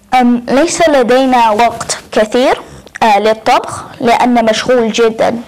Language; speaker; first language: Arabic; non-native, learner; English